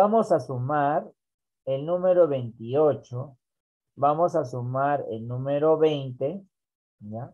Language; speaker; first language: Spanish; native; Spanish